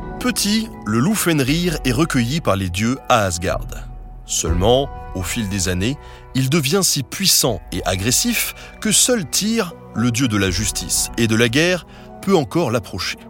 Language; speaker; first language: French; native; French